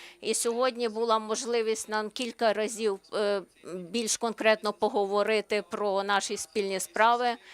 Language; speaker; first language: Ukrainian; non-native, learner; Slovenian